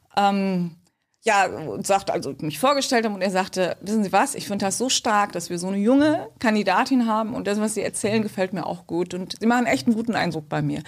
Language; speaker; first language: German; early bilingual, other home language; Turkish